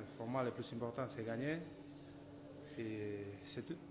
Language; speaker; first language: French; non-native, learner; Spanish